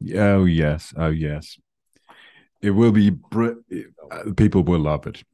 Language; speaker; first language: English; non-native, fluent; German